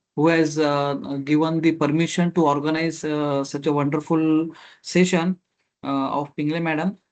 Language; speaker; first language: English; non-native, local second language; Marathi